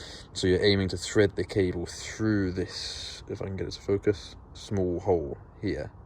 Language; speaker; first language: English; native; English